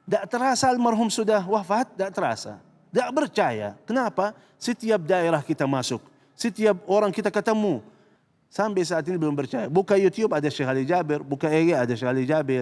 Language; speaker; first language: Indonesian; non-native, fluent; Arabic